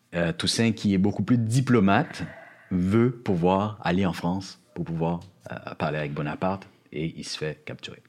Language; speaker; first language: French; native; French